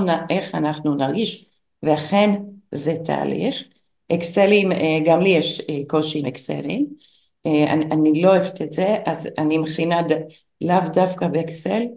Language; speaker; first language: Hebrew; non-native, fluent; English